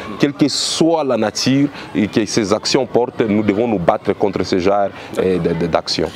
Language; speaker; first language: French; non-native, local second language; Swahili